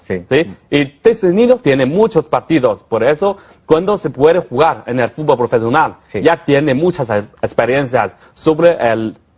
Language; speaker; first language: Spanish; non-native, fluent; Chinese